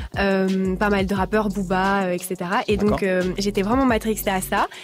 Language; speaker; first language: French; native; French